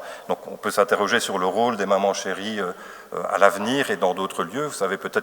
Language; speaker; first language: French; native; French